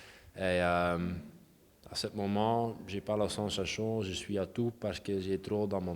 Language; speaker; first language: French; non-native, local second language; Dutch